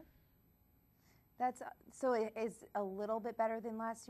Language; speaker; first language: English; native; English